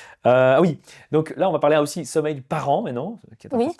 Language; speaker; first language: French; native; French